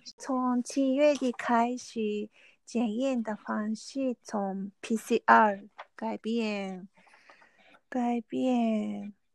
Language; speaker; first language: Chinese; non-native, learner; Vietnamese